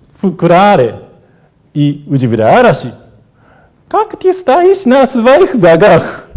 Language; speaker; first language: Russian; non-native, fluent; Japanese